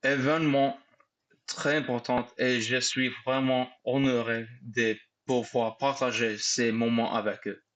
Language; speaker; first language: French; non-native, learner; English